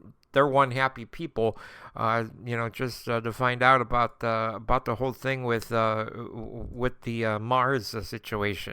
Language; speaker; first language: English; native; English